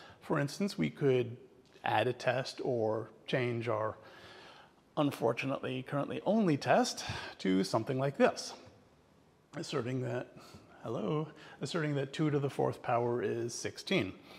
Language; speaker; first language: English; native; English